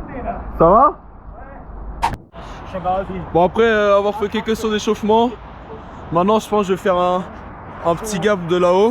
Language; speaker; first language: French; native; French